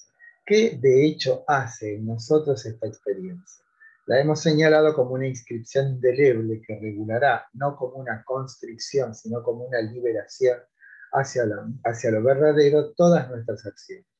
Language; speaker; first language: Spanish; native; Spanish